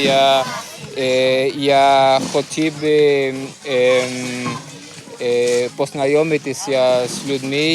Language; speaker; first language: Ukrainian; non-native, learner; Spanish